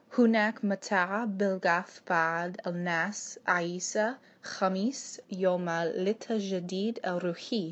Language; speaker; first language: Arabic; non-native, learner; English